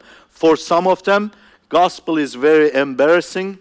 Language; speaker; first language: English; non-native, fluent; Turkish